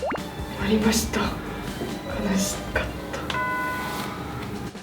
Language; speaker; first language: Japanese; non-native, learner; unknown